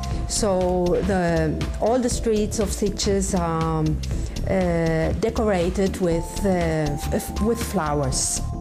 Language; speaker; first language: English; non-native, learner; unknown